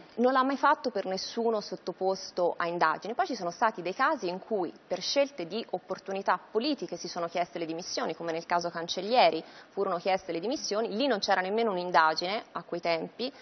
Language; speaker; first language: Italian; native; Italian